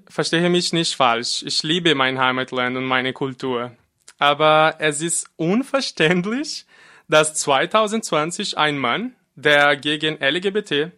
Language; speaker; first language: German; non-native, fluent; Portuguese